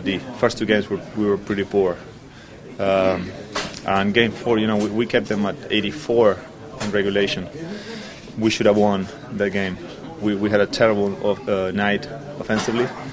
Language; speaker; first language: English; non-native, fluent; Spanish